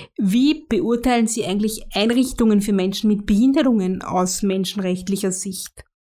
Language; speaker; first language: German; native; German